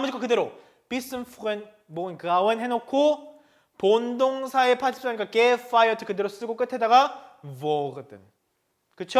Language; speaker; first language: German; non-native, fluent; Korean